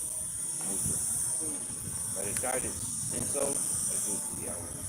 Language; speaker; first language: Spanish; non-native, learner; English